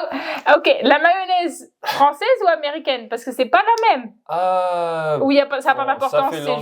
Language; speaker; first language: French; native; French